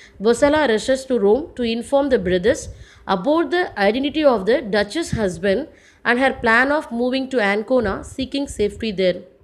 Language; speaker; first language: English; non-native, local second language; Tamil